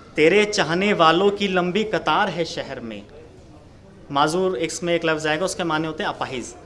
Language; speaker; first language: Hindi; native; Hindi